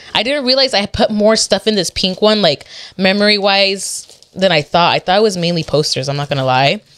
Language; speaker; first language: English; early bilingual, other home language; Spanish